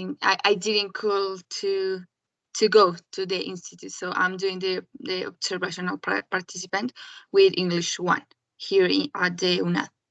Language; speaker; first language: English; non-native, learner; Spanish